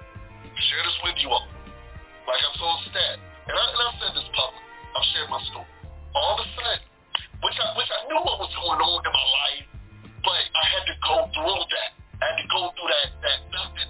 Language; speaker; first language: English; native; English